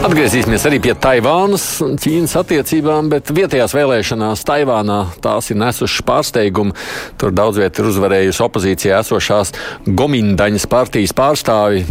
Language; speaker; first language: Latvian; native; Latvian